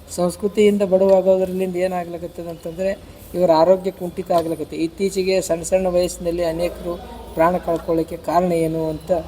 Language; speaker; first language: Kannada; native; Kannada